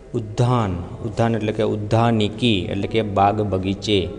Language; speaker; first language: Hindi; non-native, local second language; Gujarati